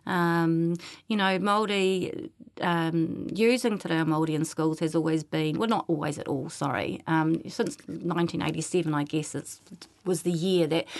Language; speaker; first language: English; native; English